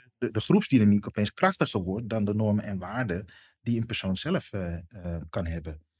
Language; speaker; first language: Dutch; native; Dutch